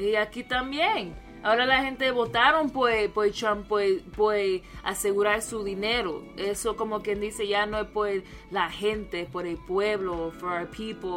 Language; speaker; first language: Spanish; early bilingual, other home language; English